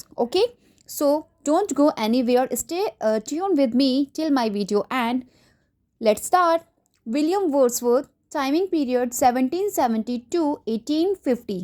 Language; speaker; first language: English; non-native, local second language; Hindi